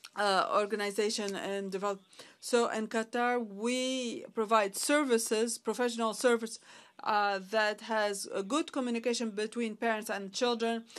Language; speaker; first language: English; non-native, fluent; Arabic